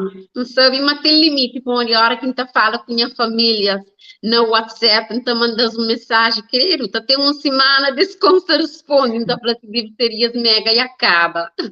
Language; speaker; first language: Portuguese; non-native, learner; Kabuverdianu